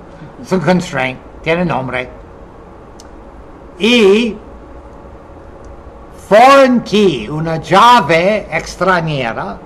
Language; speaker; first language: Spanish; non-native, fluent; English